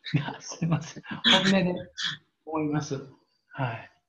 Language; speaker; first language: Japanese; native; Japanese